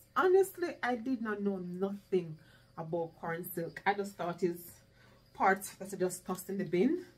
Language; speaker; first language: English; non-native, local second language; Jamaican Creole English